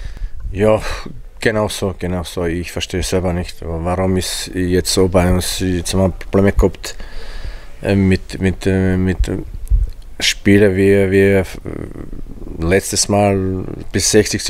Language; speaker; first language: German; non-native, fluent; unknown